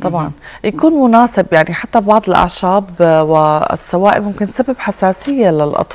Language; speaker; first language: Arabic; native; Arabic